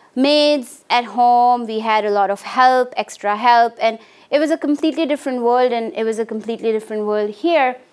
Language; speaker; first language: English; non-native, local second language; Hindi